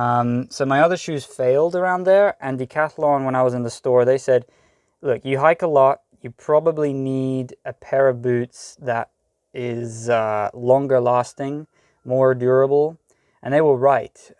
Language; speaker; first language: English; native; English